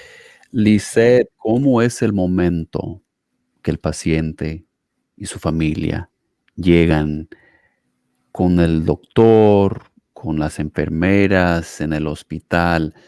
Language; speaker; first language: Spanish; non-native, fluent; English